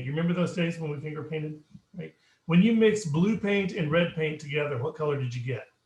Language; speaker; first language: English; native; English